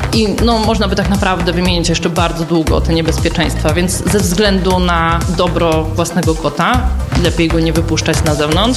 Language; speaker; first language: Polish; native; Polish